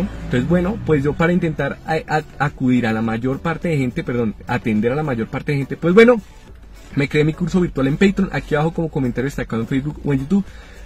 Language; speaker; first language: Spanish; native; Spanish